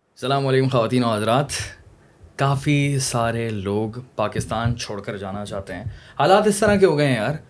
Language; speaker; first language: Urdu; native; Urdu